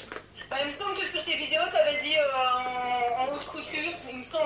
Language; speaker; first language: French; native; French